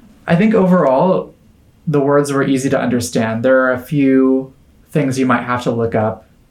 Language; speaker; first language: English; native; English